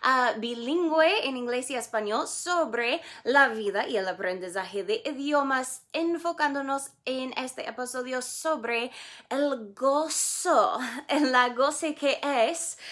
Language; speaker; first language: Spanish; non-native, fluent; English